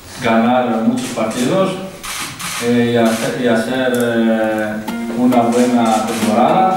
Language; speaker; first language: Spanish; non-native, learner; Greek